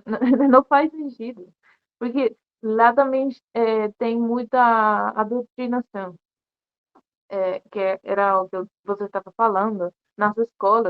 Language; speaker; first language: Portuguese; non-native, learner; Spanish